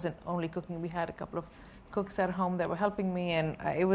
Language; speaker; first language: English; non-native, local second language; Sindhi